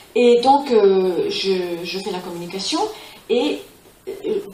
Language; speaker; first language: French; non-native, fluent; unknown